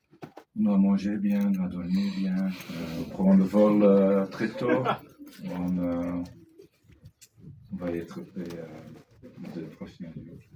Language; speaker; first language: French; non-native, fluent; Dutch